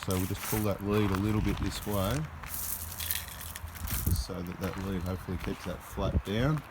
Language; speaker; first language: English; native; English